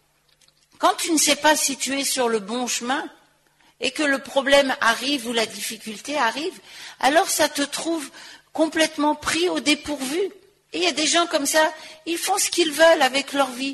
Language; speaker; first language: French; native; French